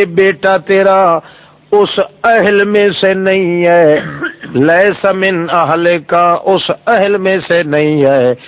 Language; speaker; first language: Urdu; non-native, local second language; Saraiki